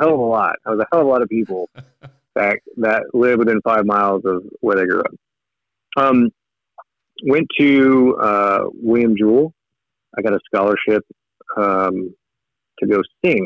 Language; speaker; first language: English; native; English